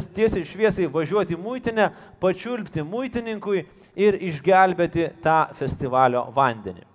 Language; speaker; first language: Lithuanian; native; Lithuanian